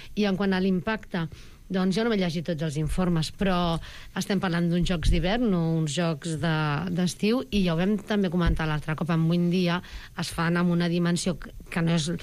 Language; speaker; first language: Catalan; native; Catalan